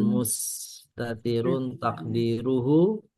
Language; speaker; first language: Arabic; non-native, fluent; Indonesian